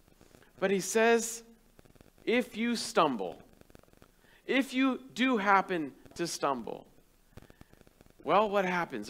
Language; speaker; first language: English; native; English